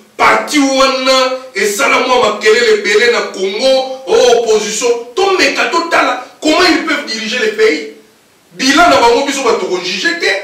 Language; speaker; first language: Lingala; non-native, local second language; Kongo